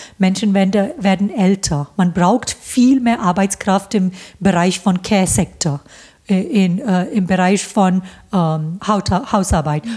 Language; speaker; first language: German; non-native, fluent; Hindi